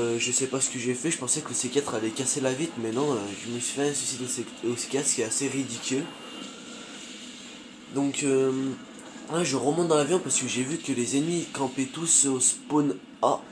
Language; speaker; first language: French; native; French